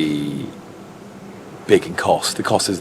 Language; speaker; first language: English; native; English